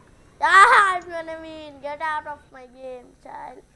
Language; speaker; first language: English; non-native, learner; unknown